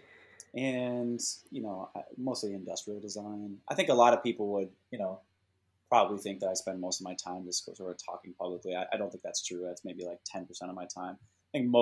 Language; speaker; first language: English; native; English